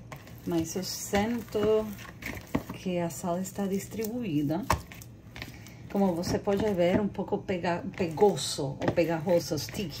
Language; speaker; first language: Portuguese; non-native, learner; Spanish